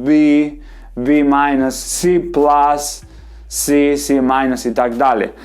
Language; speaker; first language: Russian; non-native, fluent; Spanish